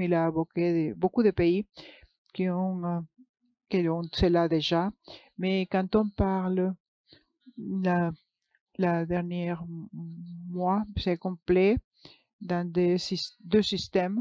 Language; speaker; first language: French; non-native, fluent; English